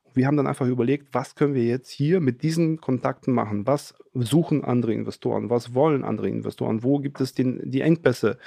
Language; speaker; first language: German; early bilingual, other home language; Polish